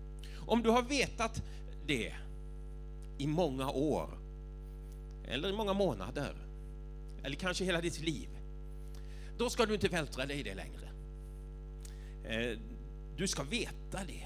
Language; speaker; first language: Swedish; native; Swedish